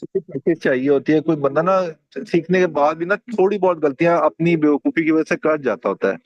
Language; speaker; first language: Urdu; native; Urdu